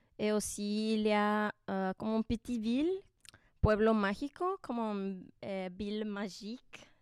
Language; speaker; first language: French; non-native, learner; Spanish